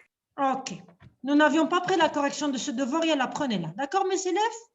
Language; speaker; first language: French; non-native, local second language; Arabic